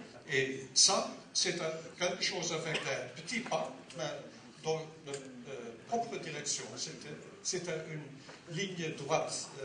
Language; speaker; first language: French; non-native, learner; Dutch